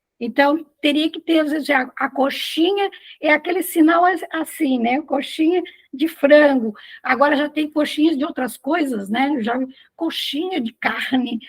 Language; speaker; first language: Portuguese; native; Portuguese